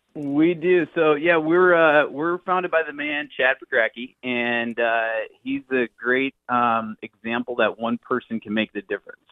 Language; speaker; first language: English; native; English